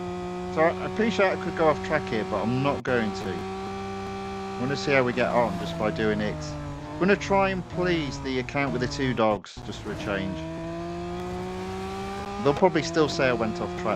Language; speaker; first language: English; native; English